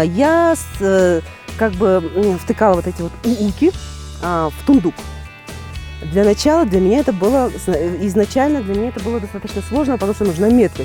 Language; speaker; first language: Russian; native; Russian